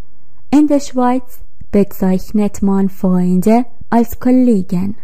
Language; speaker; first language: German; non-native, fluent; Persian